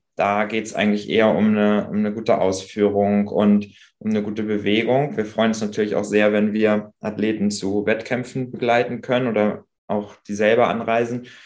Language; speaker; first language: German; native; German